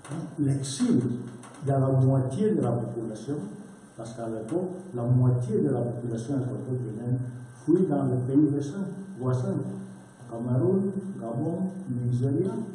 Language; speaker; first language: French; non-native, learner; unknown